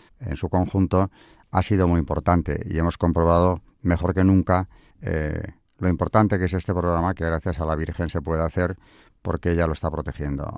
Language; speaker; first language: Spanish; native; Spanish